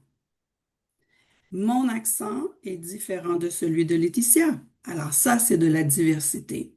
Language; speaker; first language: French; native; French